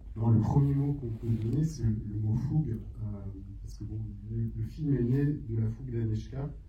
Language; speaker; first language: French; native; French